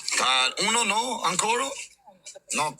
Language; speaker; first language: Italian; non-native, learner; Albanian